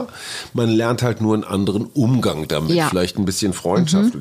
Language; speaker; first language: German; native; German